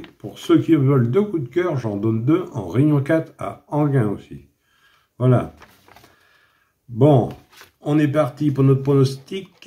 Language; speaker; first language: French; native; French